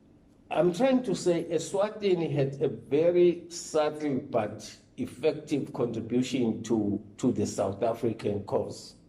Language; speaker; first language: English; non-native, local second language; Swati